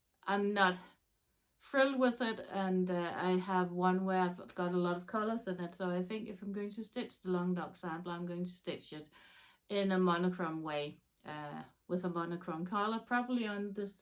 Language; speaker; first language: English; non-native, fluent; Danish